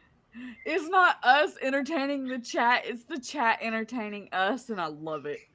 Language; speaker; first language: English; native; English